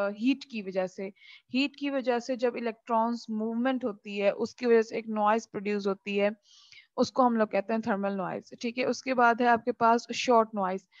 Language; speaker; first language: Urdu; non-native, local second language; Punjabi